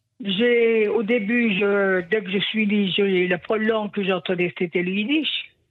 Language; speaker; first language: French; non-native, local second language; Yiddish